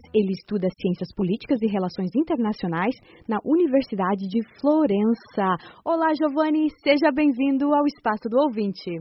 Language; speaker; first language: Portuguese; native; Portuguese